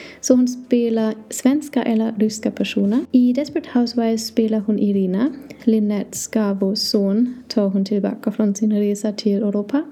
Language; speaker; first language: Swedish; non-native, learner; English